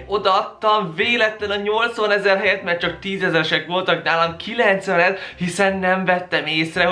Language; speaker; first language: Hungarian; native; Hungarian